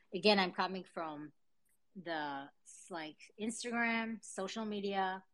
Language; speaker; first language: English; early bilingual, other home language; Hebrew